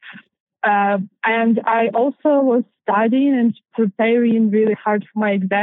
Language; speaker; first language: English; non-native, fluent; Ukrainian